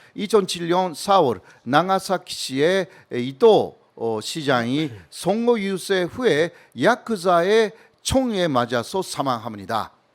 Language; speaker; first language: Korean; non-native, fluent; Japanese